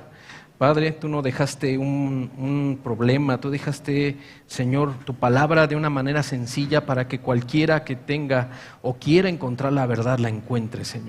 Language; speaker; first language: Spanish; native; Spanish